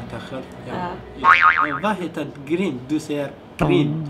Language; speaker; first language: Swedish; non-native, learner; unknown